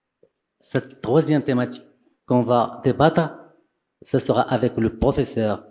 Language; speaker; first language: French; non-native, local second language; Arabic